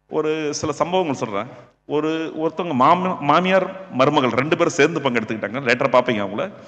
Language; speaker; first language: Tamil; native; Tamil